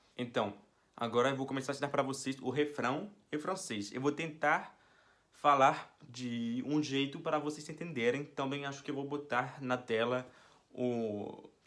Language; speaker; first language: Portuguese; non-native, fluent; French